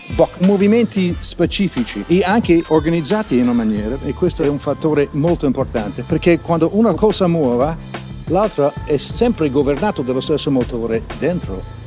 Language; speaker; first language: Italian; non-native, fluent; English